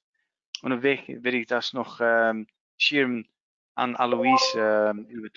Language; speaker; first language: German; non-native, learner; Dutch